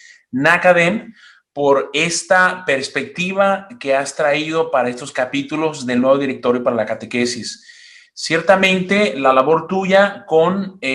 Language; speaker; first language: Spanish; native; Spanish